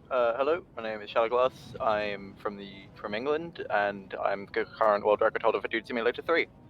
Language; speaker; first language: English; native; English